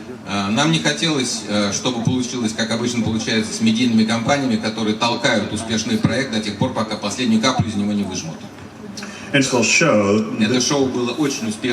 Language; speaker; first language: Russian; native; Russian